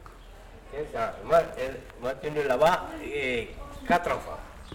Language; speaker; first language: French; non-native, learner; Spanish